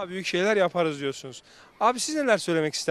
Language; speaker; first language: Turkish; native; Turkish